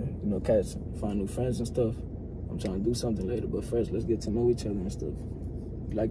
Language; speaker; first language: English; native; English